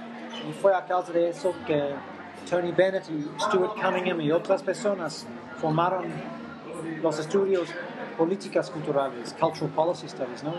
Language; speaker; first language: Spanish; non-native, fluent; English